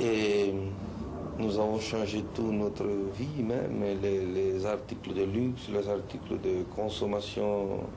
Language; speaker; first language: French; non-native, fluent; Spanish